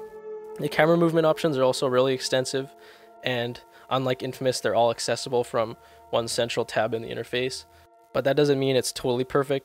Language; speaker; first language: English; native; English